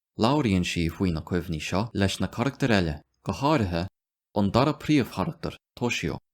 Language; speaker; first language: Irish; non-native, local second language; English